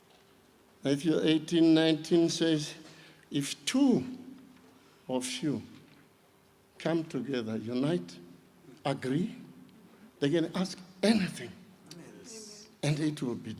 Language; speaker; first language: English; non-native, local second language; Shona